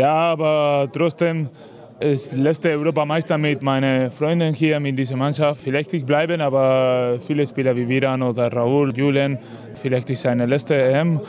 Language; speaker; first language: German; non-native, learner; Spanish